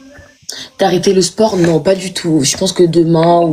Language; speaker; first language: French; native; French